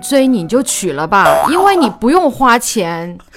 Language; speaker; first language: Chinese; native; Chinese